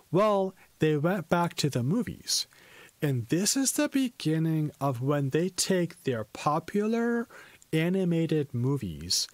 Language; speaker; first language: English; native; English